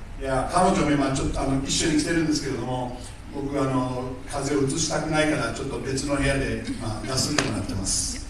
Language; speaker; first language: Japanese; native; Japanese